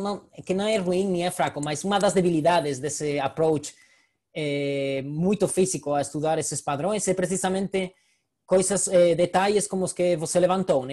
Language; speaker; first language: Portuguese; non-native, fluent; Spanish